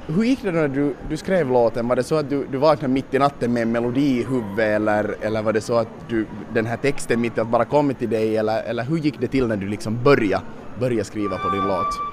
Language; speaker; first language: Swedish; native; Swedish